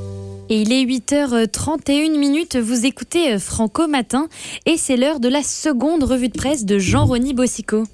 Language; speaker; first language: French; native; French